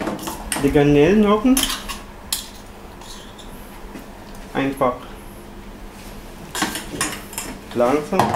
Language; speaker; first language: German; non-native, learner; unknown